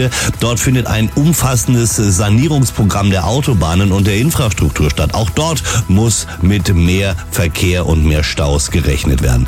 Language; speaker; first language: German; native; German